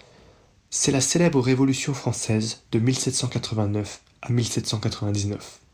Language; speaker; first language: French; native; French